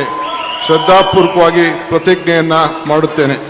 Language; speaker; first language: Kannada; native; Kannada